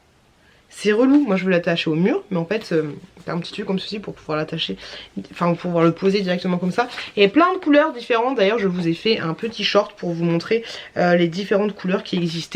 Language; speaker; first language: French; native; French